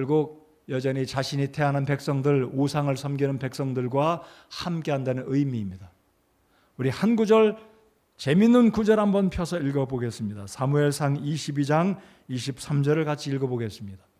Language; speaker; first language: Korean; native; Korean